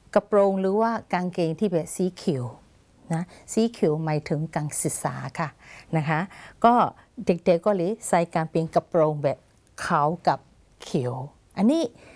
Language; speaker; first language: Thai; non-native, fluent; Burmese